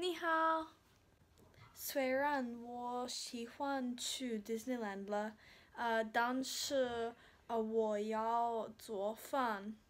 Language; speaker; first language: Chinese; non-native, learner; English